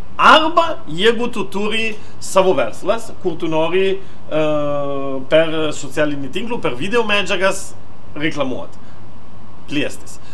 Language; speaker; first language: Lithuanian; non-native, fluent; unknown